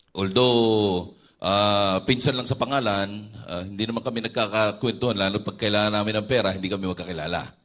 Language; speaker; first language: Filipino; native; Filipino